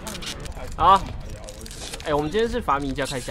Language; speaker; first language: Chinese; native; Chinese